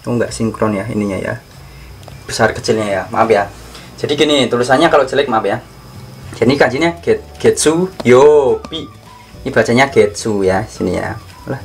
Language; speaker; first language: Indonesian; native; Indonesian